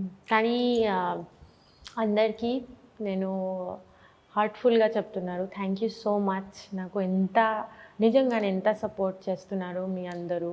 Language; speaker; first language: Telugu; non-native, fluent; Bangla